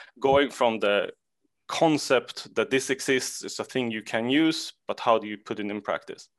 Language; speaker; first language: English; non-native, fluent; Swedish